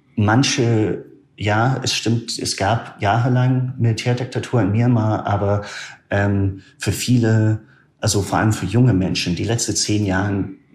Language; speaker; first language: German; non-native, fluent; English